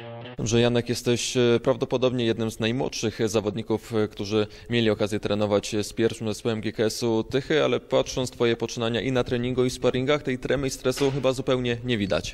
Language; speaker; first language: Polish; native; Polish